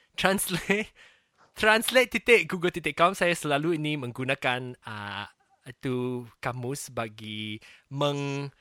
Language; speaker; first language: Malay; non-native, local second language; Chinese